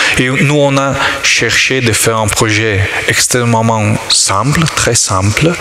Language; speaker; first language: French; non-native, learner; Italian